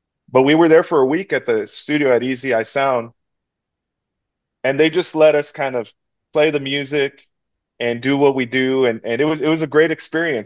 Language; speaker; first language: English; early bilingual, other home language; Spanish